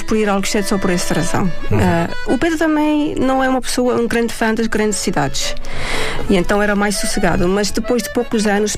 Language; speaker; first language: Portuguese; non-native, fluent; Estonian